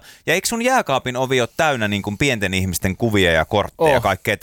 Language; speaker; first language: Finnish; native; Finnish